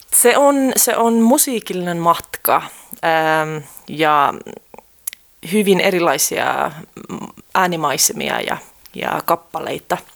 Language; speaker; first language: Finnish; early bilingual, heritage; Finnish